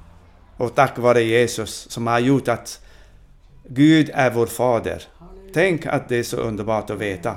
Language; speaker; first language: Swedish; non-native, fluent; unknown